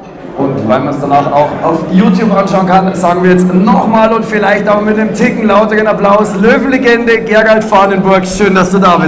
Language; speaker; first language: German; native; German